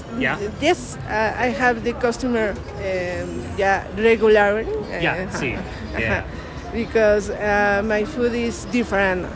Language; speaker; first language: English; non-native, learner; Spanish